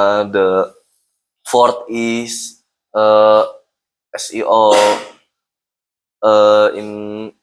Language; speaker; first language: English; non-native, learner; Indonesian